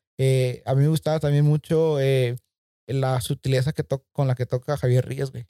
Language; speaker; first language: Spanish; early bilingual, heritage; Spanish